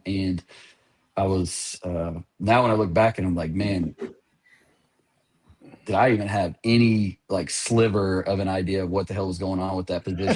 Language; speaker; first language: English; native; English